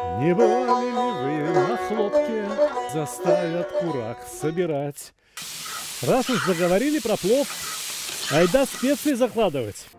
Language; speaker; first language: Russian; native; Russian